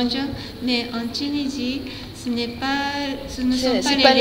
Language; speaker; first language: French; non-native, fluent; Japanese